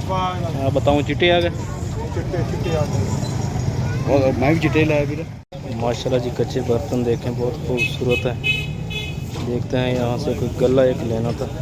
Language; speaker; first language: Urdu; non-native, local second language; Punjabi